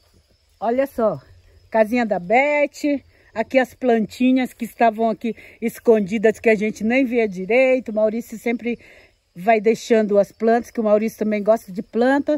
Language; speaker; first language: Portuguese; native; Portuguese